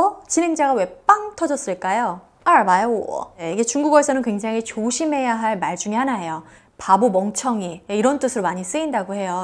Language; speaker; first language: Korean; native; Korean